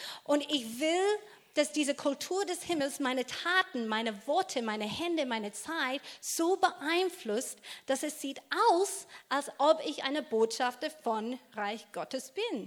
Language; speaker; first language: German; non-native, fluent; English